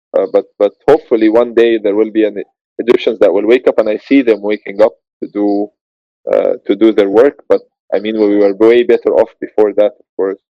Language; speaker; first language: English; non-native, fluent; Arabic